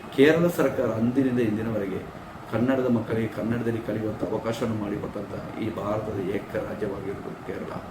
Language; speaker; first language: Kannada; non-native, local second language; Tulu